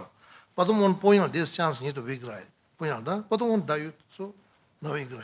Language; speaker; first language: Russian; non-native, learner; Tibetan